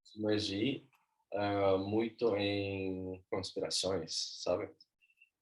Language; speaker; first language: Portuguese; non-native, learner; Swedish